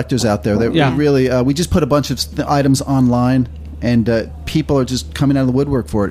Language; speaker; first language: English; native; English